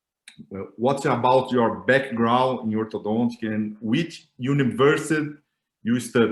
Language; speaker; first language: English; non-native, learner; Portuguese